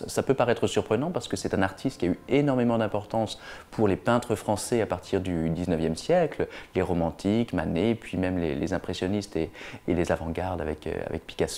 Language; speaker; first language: French; native; French